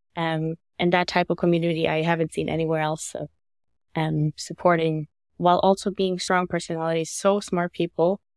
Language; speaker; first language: English; non-native, fluent; Norwegian